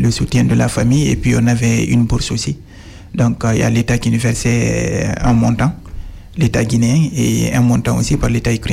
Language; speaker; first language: French; non-native, fluent; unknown